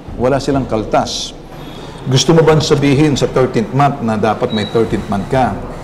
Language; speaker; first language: Filipino; native; Filipino